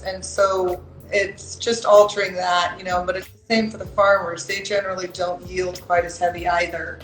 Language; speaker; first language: English; native; English